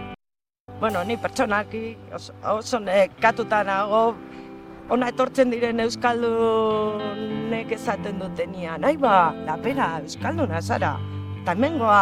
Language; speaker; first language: Basque; non-native, local second language; Spanish